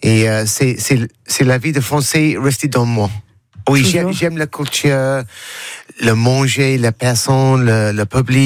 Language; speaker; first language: French; non-native, learner; English